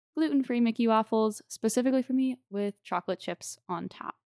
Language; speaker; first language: English; native; English